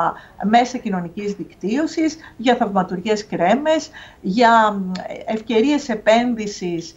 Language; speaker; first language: Greek; native; Greek